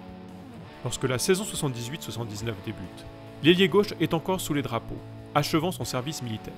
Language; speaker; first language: French; native; French